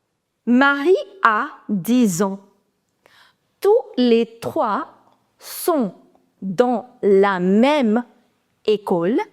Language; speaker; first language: French; non-native, fluent; Hindi